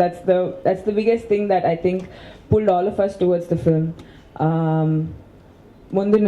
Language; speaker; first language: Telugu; non-native, learner; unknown